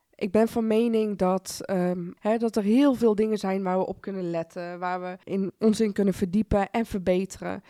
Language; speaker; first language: Dutch; early bilingual, other home language; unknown